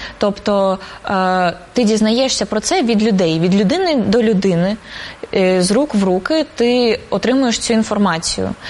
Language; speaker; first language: Ukrainian; non-native, local second language; Russian